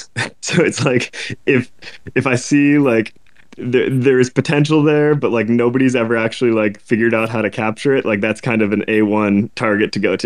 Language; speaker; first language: English; native; English